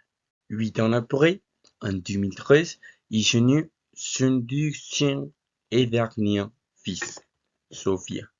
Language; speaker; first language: French; non-native, learner; Spanish